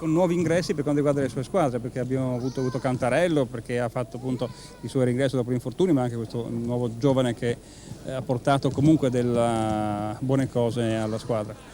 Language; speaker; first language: Italian; native; Italian